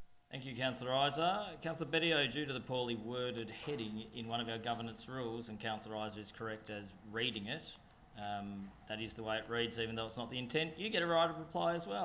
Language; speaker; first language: English; native; English